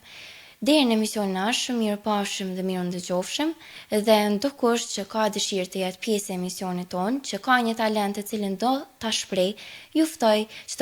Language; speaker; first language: Albanian; native; Albanian